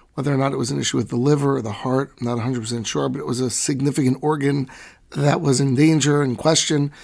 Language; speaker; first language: English; native; English